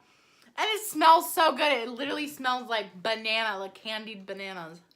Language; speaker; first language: English; native; English